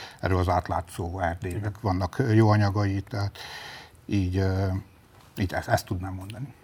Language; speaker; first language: Hungarian; native; Hungarian